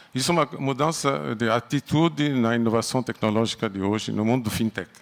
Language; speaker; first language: Portuguese; non-native, fluent; Arabic